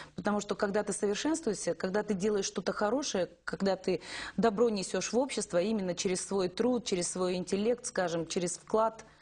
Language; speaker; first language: Russian; native; Russian